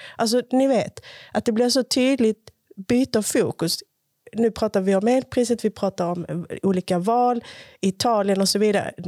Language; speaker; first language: Swedish; early bilingual, other home language; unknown